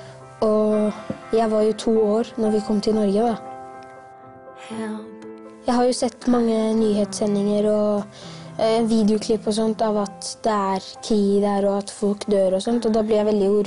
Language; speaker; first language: Norwegian; early bilingual, other home language; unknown